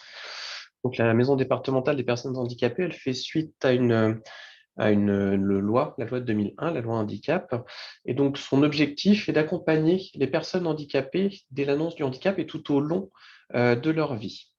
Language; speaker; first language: French; native; French